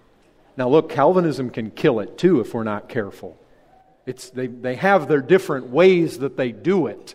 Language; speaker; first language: English; native; English